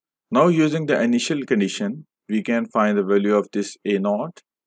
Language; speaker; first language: English; non-native, local second language; Hindi